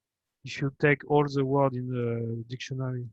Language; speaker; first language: English; non-native, fluent; French